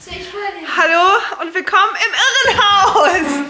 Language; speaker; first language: German; native; German